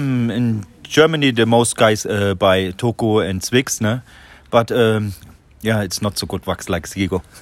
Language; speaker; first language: English; non-native, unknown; German